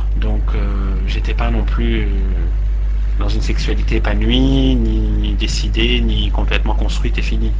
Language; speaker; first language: French; non-native, local second language; Arabic